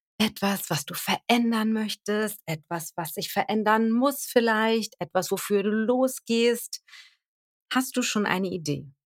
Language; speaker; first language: German; native; German